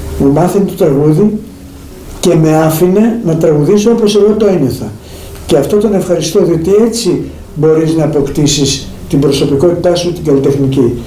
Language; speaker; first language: Greek; early bilingual, heritage; Greek